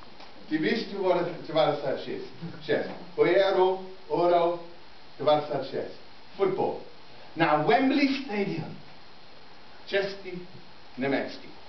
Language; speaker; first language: Czech; non-native, learner; English